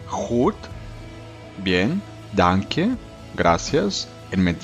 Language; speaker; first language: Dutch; non-native, learner; Spanish